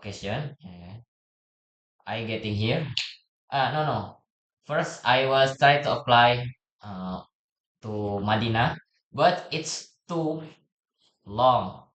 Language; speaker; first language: English; non-native, learner; Indonesian